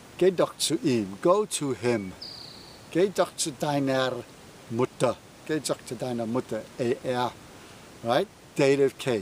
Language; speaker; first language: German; non-native, fluent; English